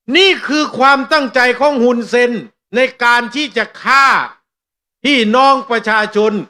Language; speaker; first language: Thai; non-native, local second language; Northeastern Thai